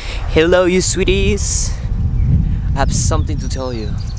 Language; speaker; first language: English; non-native, fluent; Spanish